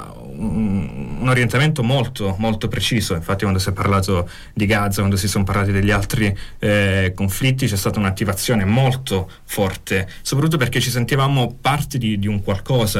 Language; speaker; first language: Italian; native; Italian